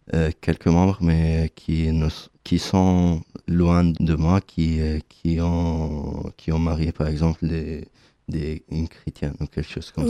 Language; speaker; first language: French; non-native, fluent; Arabic